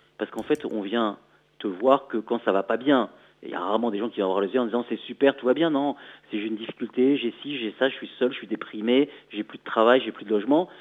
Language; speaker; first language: French; native; French